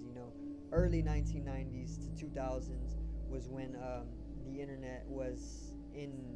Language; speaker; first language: English; native; English